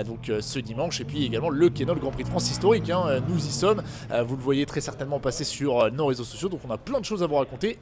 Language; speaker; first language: French; native; French